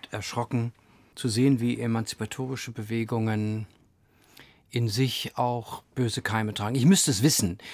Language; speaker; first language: German; early bilingual, other home language; English